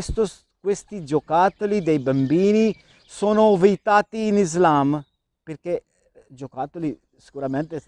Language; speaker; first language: Italian; non-native, learner; Urdu